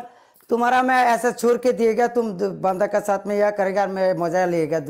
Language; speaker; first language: Hindi; non-native, learner; Bangla